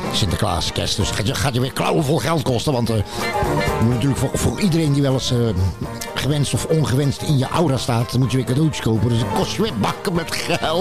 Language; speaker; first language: Dutch; native; Dutch